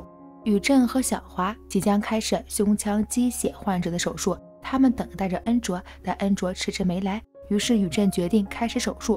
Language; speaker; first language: Chinese; native; Chinese